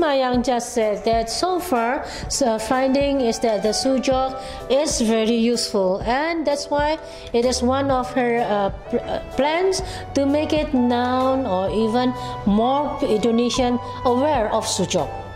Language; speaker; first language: English; non-native, fluent; Indonesian